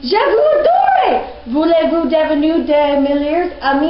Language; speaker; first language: French; non-native, learner; English